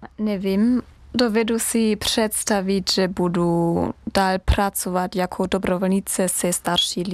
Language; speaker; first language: Czech; non-native, learner; German